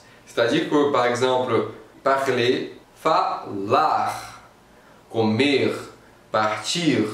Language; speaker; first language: French; non-native, fluent; Portuguese